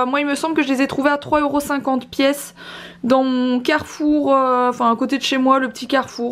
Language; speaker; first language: French; native; French